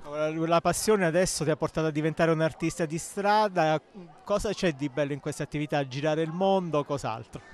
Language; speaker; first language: Italian; native; Italian